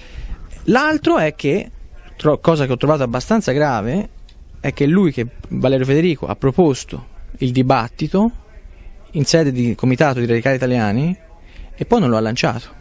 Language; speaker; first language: Italian; native; Italian